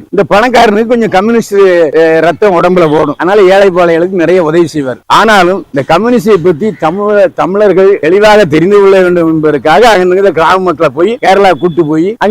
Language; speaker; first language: Tamil; native; Tamil